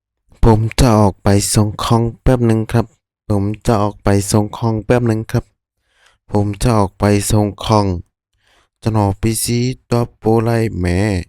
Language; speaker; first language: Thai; non-native, fluent; Burmese